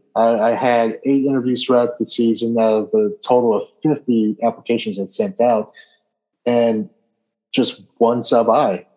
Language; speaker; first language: English; native; English